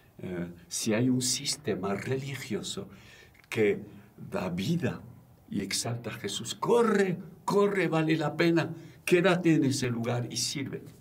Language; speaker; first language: Spanish; non-native, fluent; French